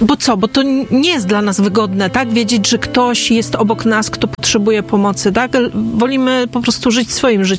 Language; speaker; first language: Polish; native; Polish